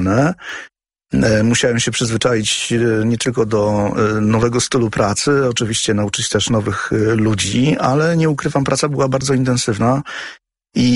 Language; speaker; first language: Polish; native; Polish